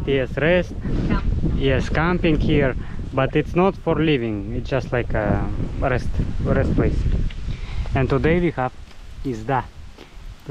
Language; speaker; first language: English; non-native, learner; Russian